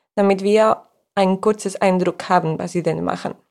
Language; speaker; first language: German; non-native, fluent; Spanish